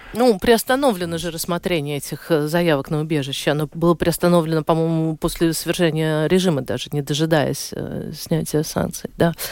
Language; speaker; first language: Russian; native; Russian